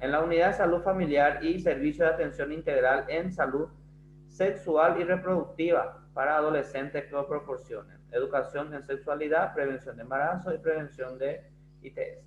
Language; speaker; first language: Spanish; non-native, fluent; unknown